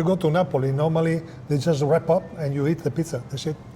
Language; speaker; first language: English; non-native, fluent; Italian